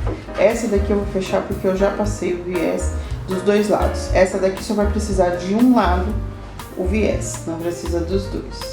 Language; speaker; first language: Portuguese; native; Portuguese